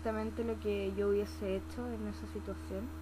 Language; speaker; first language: Spanish; native; Spanish